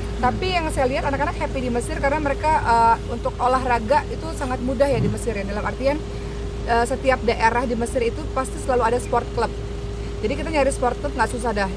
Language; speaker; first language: Indonesian; native; Indonesian